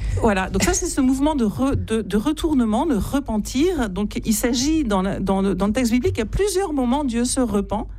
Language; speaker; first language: French; native; French